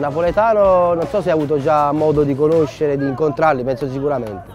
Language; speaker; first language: Italian; native; Italian